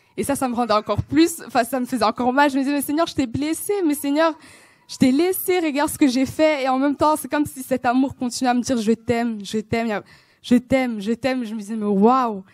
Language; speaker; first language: French; non-native, local second language; Kinyarwanda